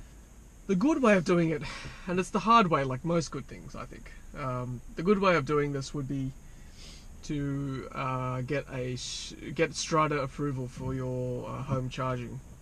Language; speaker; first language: English; native; English